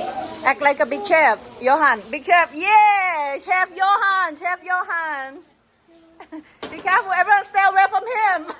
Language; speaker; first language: English; non-native, learner; Thai